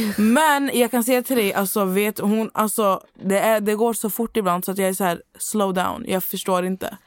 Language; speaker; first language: Swedish; native; Swedish